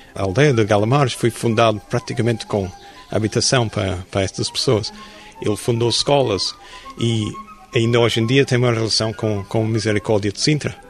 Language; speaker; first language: Portuguese; non-native, fluent; English